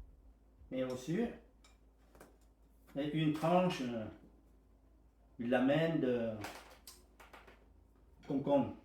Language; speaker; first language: French; non-native, fluent; Vietnamese